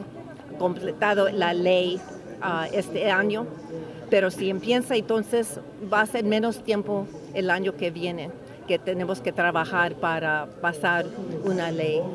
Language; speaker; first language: Spanish; early bilingual, heritage; English